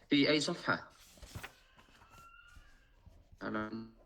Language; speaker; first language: Arabic; non-native, fluent; Indonesian